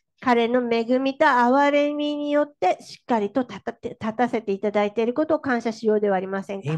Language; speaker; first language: Japanese; non-native, fluent; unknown